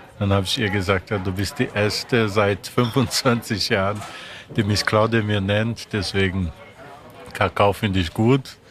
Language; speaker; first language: German; non-native, fluent; Portuguese